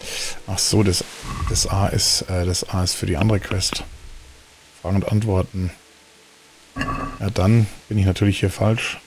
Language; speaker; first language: German; native; German